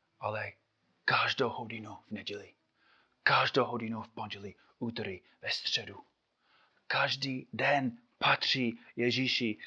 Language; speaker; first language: Czech; non-native, fluent; English